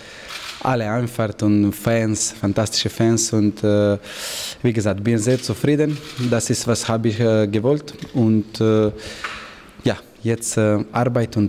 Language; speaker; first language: German; non-native, learner; Slovenian